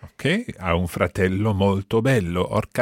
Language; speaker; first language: Italian; non-native, fluent; English